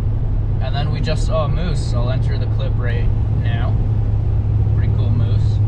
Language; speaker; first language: English; native; English